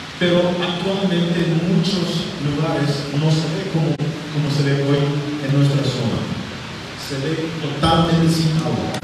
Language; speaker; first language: Spanish; non-native, local second language; German